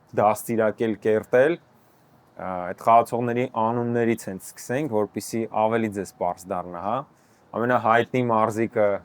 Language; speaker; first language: Armenian; native; Armenian